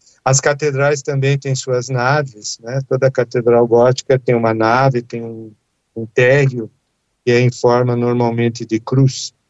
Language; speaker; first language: Portuguese; native; Portuguese